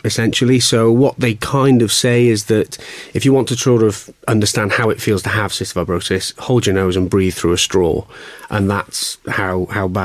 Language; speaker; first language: English; native; English